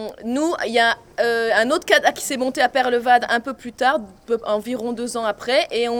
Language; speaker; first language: French; native; French